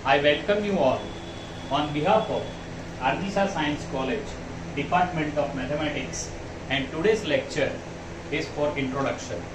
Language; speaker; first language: English; non-native, local second language; Gujarati